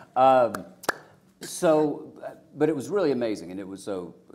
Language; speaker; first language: English; native; English